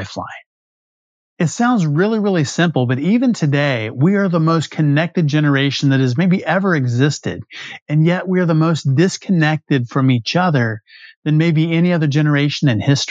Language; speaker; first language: English; native; English